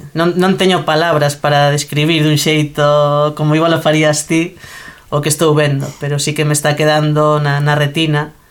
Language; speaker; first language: Galician; native; Galician